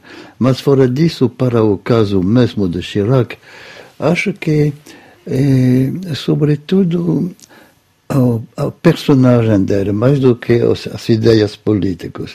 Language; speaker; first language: Portuguese; non-native, fluent; French